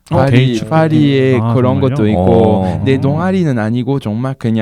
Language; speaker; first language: Korean; non-native, fluent; French